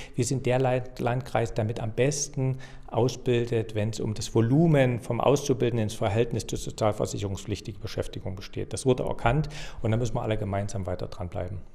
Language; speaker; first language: German; native; German